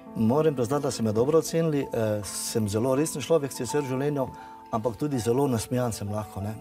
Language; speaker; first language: Slovenian; early bilingual, other home language; Serbian